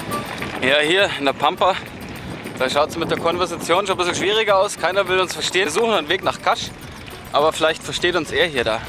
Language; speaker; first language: German; native; German